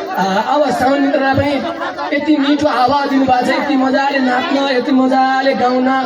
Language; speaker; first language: Nepali; non-native, local second language; Eastern Tamang